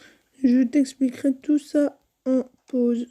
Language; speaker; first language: French; native; French